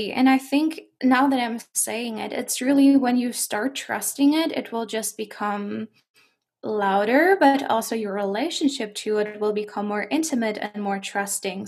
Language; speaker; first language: English; non-native, fluent; German